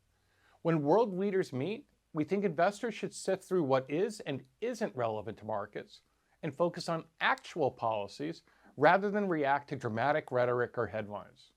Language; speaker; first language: English; native; English